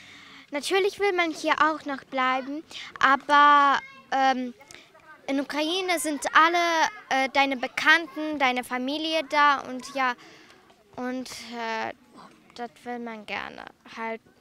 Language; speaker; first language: German; non-native, fluent; Ukrainian